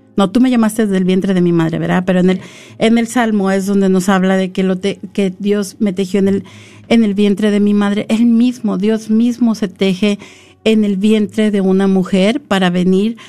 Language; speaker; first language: Spanish; native; Spanish